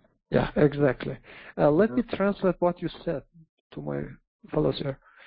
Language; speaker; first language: English; non-native, fluent; Persian